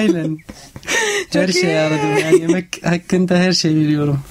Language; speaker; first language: Turkish; non-native, fluent; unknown